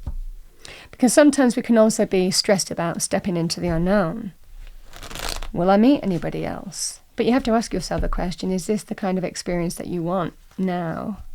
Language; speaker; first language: English; native; English